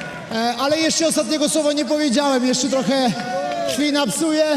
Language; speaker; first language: Polish; native; Polish